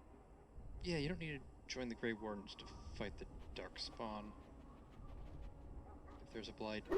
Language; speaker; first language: English; native; English